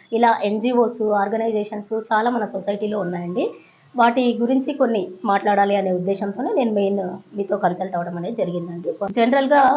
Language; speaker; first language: Telugu; native; Telugu